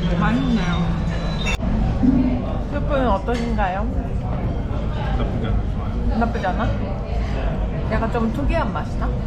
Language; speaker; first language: Korean; non-native, fluent; Japanese